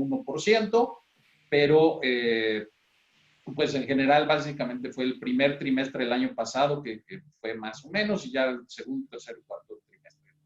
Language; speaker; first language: Spanish; native; Spanish